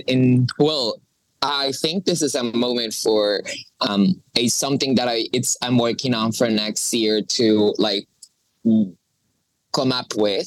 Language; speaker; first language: English; non-native, fluent; Spanish